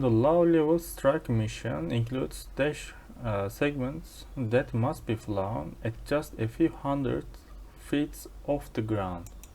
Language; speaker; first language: English; non-native, fluent; Turkish